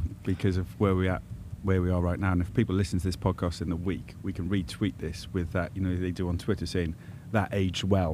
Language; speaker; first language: English; native; English